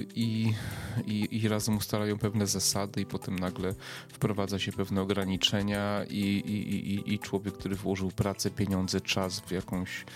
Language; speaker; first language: Polish; native; Polish